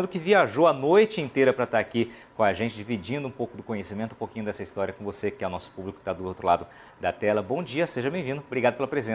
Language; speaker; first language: Portuguese; native; Portuguese